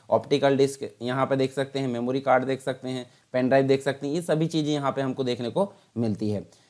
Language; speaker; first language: Hindi; native; Hindi